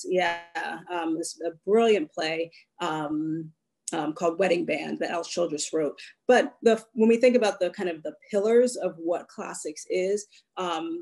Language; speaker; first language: English; native; English